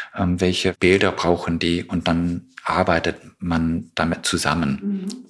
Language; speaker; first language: German; non-native, fluent; English